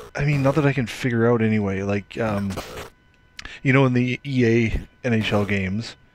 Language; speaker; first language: English; native; English